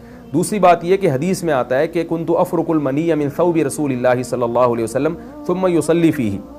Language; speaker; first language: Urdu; native; Urdu